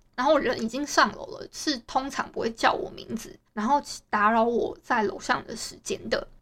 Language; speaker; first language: Chinese; native; Chinese